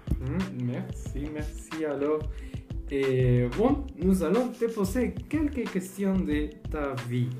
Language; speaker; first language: French; non-native, fluent; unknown